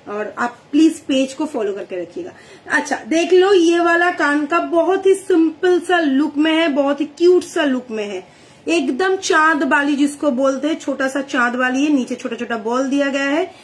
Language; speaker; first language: Hindi; non-native, local second language; Bangla